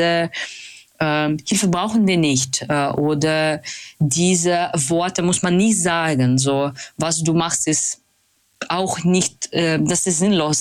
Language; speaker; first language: German; non-native, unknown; Russian